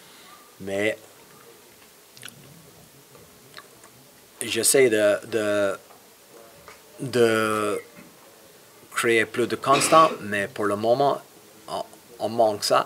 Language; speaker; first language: French; non-native, fluent; English